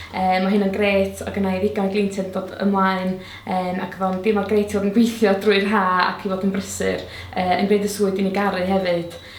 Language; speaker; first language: Welsh; native; Welsh